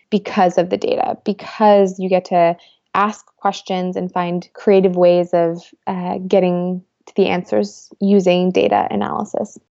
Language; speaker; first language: English; early bilingual, other home language; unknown